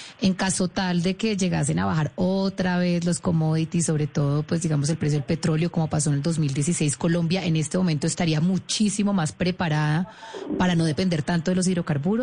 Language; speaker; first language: Spanish; native; Spanish